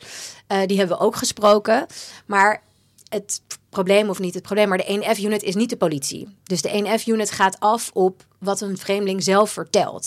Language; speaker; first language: Dutch; native; Dutch